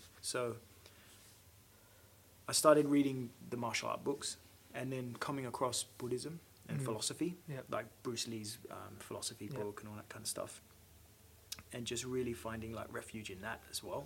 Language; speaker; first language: English; native; English